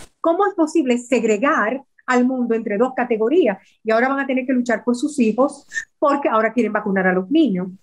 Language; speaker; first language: Spanish; native; Spanish